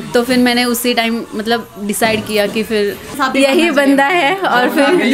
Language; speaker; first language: Hindi; non-native, local second language; Marathi